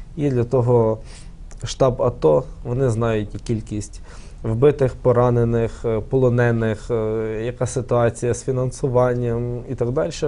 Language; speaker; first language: Ukrainian; native; Ukrainian